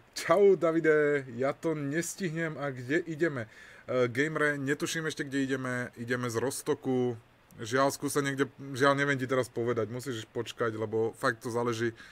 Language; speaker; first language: Slovak; non-native, local second language; Hungarian